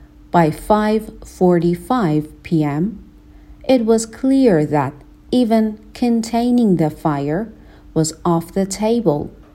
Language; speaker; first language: English; non-native, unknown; Persian